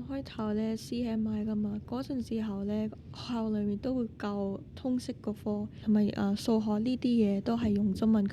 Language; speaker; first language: Cantonese; non-native, fluent; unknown